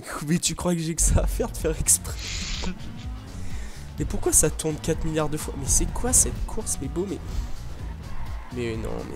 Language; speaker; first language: French; native; French